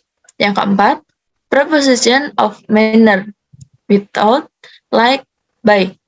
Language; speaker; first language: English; non-native, learner; Indonesian